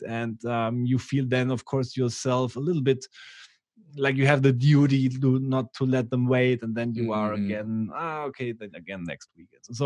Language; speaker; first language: English; non-native, fluent; German